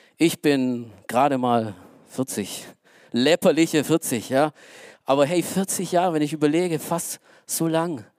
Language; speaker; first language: German; early bilingual, other home language; Romanian